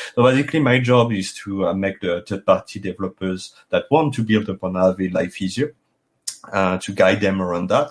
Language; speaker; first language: English; non-native, fluent; French